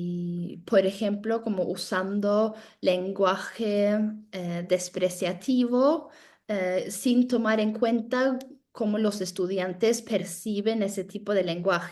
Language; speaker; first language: Spanish; non-native, fluent; Norwegian